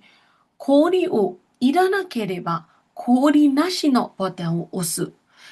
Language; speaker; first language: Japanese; non-native, fluent; Burmese